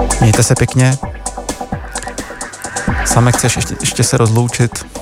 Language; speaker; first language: Czech; native; Czech